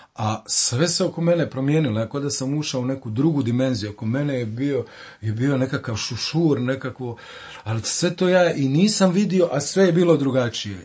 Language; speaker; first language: Croatian; native; Croatian